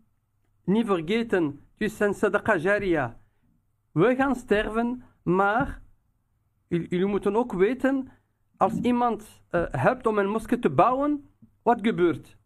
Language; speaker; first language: Dutch; non-native, fluent; Riffian